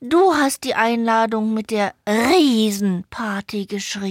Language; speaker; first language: German; native; German